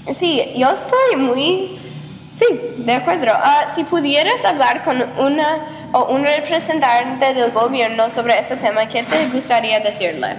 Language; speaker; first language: Spanish; non-native, learner; English